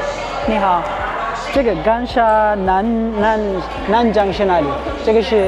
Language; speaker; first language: Chinese; non-native, learner; Amharic